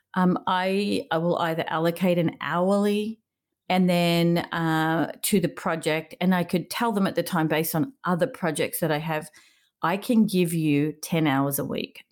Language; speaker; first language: English; native; English